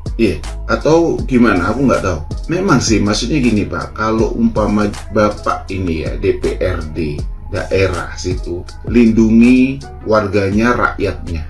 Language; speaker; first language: Indonesian; non-native, local second language; Javanese